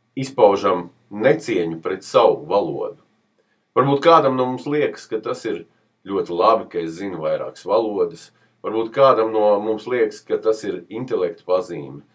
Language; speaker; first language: Latvian; native; Latvian